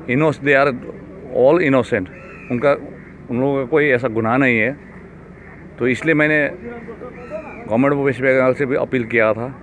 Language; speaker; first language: Hindi; non-native, local second language; Nepali